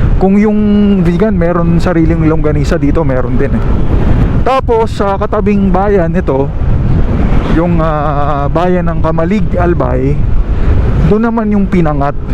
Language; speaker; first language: Filipino; non-native, local second language; Bikol